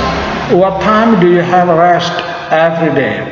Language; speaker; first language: English; non-native, learner; Indonesian